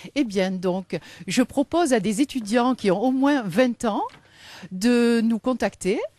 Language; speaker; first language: French; native; French